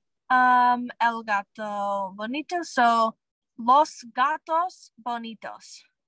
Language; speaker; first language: Spanish; non-native, learner; English